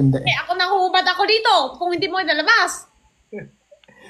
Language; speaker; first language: Filipino; non-native, learner; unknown